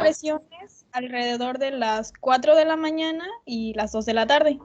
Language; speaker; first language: Spanish; native; Spanish